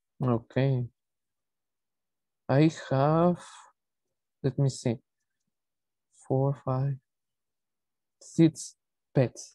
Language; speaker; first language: English; non-native, fluent; Spanish